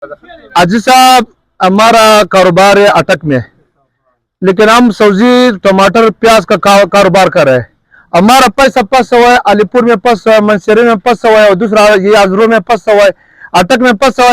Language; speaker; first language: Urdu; non-native, learner; Pashto